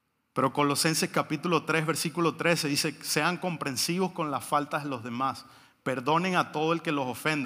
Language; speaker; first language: Spanish; native; Spanish